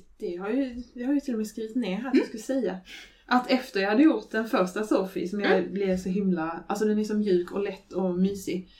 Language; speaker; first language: Swedish; native; Swedish